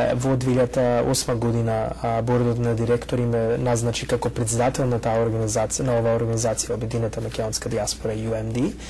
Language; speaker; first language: Macedonian; early bilingual, heritage; Macedonian